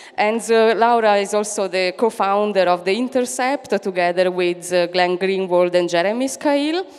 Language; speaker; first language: English; non-native, fluent; Italian